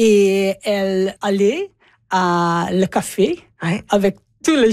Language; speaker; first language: French; non-native, learner; English